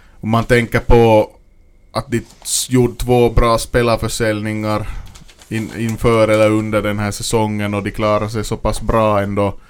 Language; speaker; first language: Swedish; native; Swedish